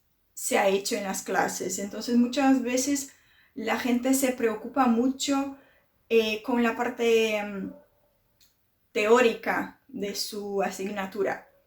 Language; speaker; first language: Spanish; non-native, fluent; Portuguese